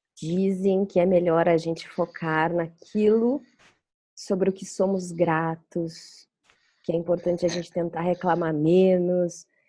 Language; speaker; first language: Portuguese; native; Portuguese